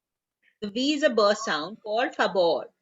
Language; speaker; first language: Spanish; non-native, fluent; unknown